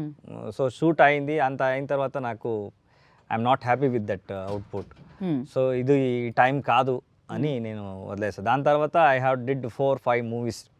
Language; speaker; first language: Telugu; non-native, learner; Kannada